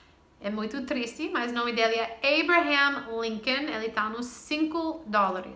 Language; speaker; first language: Portuguese; non-native, fluent; English